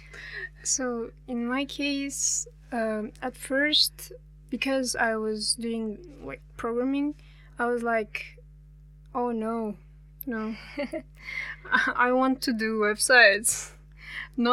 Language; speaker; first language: English; non-native, fluent; Kazakh